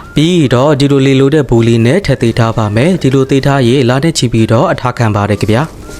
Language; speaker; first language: Burmese; native; Burmese